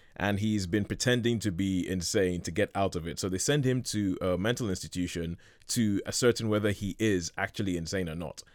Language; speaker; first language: English; non-native, local second language; Yoruba